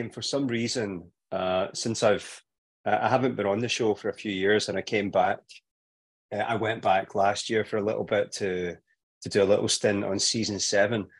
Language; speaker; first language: English; native; English